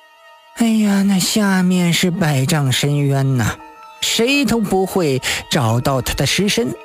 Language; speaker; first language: Chinese; native; Chinese